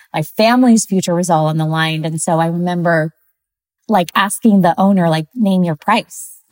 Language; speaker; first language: English; early bilingual, other home language; Spanish